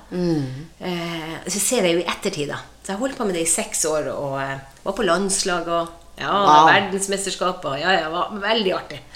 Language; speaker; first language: Norwegian; native; Norwegian